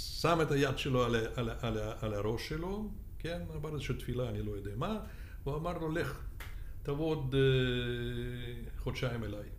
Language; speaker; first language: Hebrew; non-native, fluent; Russian